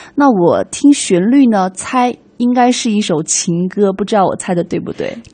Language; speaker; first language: Chinese; native; Chinese